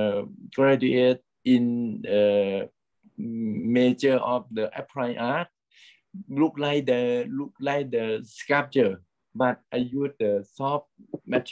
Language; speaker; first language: English; non-native, learner; Thai